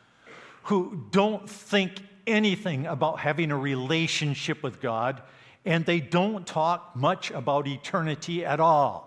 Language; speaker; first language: English; native; English